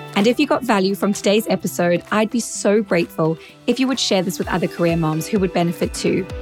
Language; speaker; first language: English; native; English